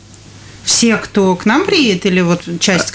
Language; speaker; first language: Russian; native; Russian